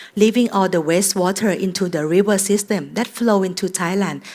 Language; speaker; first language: English; non-native, fluent; Thai